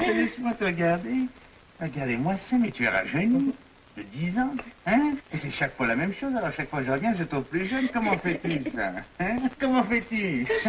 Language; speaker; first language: French; native; French